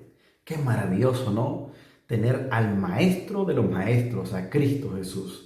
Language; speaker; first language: Spanish; native; Spanish